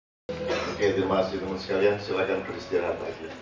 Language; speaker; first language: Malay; non-native, local second language; Javanese